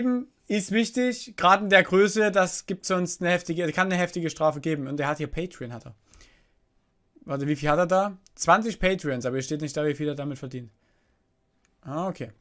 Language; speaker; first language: German; native; German